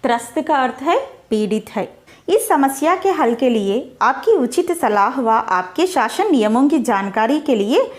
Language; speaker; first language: Hindi; non-native, local second language; Telugu